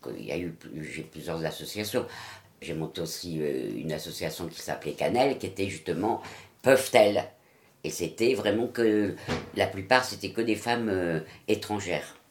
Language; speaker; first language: French; native; French